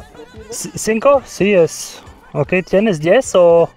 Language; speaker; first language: Spanish; non-native, learner; German